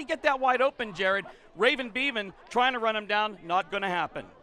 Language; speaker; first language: English; native; English